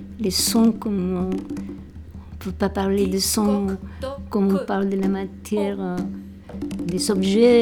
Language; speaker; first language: French; non-native, fluent; Spanish